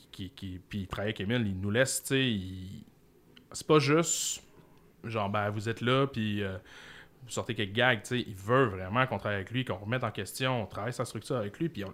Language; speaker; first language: French; native; French